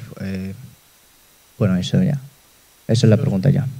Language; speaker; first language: Spanish; non-native, learner; Indonesian